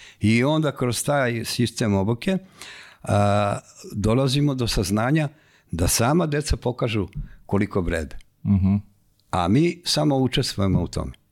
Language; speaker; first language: Serbian; native; Serbian